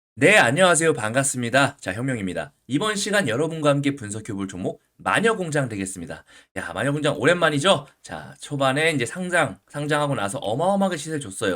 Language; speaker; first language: Korean; native; Korean